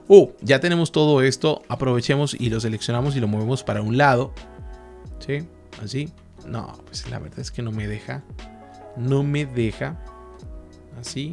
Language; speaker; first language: Spanish; native; Spanish